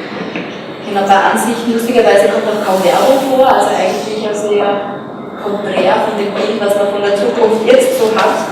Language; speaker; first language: German; native; German